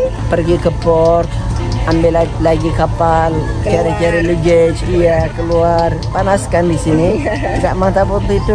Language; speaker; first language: Indonesian; non-native, learner; Turkish